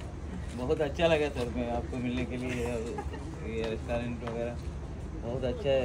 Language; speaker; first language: Hindi; non-native, local second language; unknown